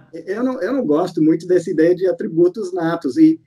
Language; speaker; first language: Portuguese; non-native, fluent; English